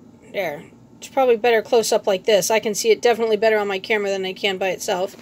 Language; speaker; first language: English; native; English